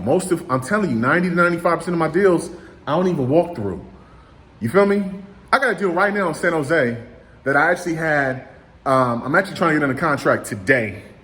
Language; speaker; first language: English; native; English